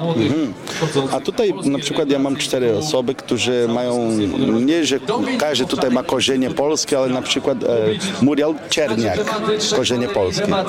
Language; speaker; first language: Polish; non-native, fluent; Portuguese